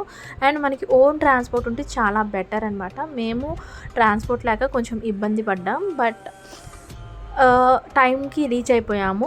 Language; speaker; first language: Telugu; native; Telugu